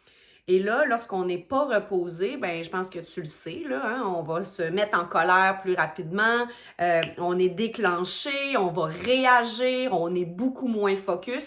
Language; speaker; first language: French; native; French